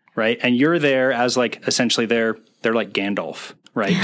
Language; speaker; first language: English; native; English